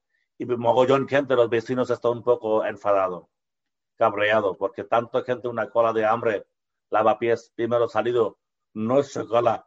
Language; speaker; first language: Spanish; non-native, learner; Bangla